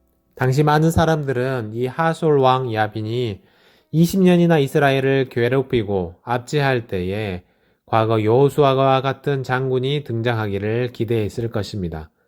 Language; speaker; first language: Korean; native; Korean